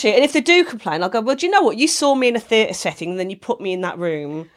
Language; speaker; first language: English; native; English